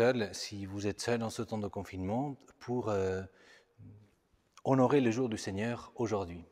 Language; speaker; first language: French; non-native, fluent; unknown